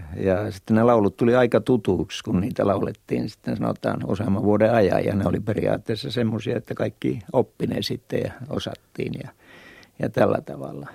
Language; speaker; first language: Finnish; native; Finnish